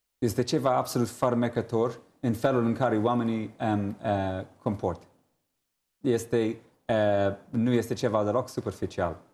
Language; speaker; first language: Romanian; non-native, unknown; English